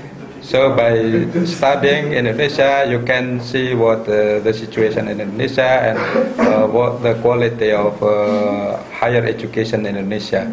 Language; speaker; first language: English; non-native, fluent; Indonesian